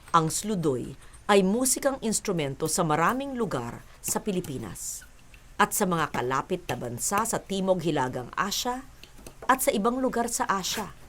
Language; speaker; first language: Filipino; native; Filipino